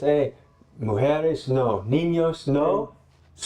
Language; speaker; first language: Spanish; non-native, learner; English